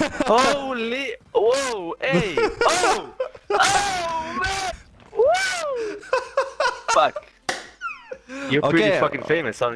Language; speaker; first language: English; non-native, fluent; Hebrew